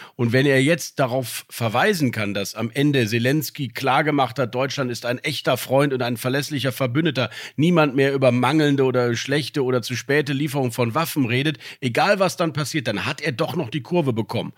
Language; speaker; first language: German; native; German